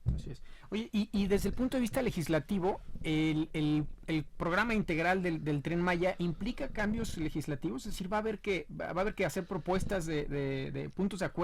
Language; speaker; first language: Spanish; native; Spanish